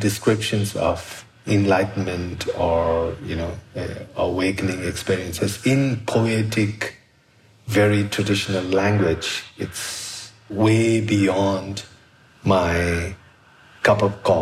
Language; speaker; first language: English; non-native, local second language; Sherpa